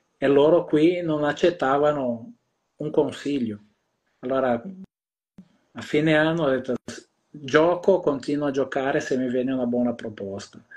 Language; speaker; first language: Italian; non-native, fluent; Portuguese